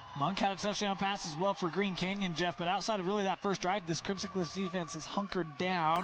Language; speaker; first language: English; native; English